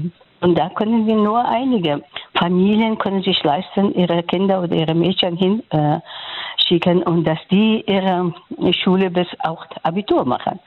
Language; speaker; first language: German; non-native, fluent; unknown